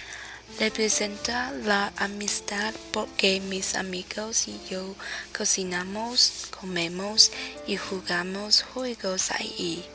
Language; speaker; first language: Spanish; non-native, learner; Chinese